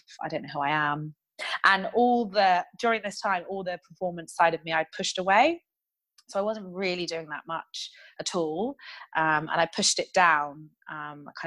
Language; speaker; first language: English; native; English